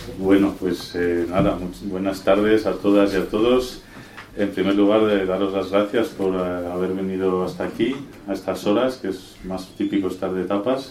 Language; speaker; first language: Spanish; native; Spanish